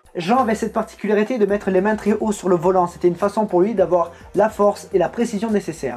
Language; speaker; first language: French; native; French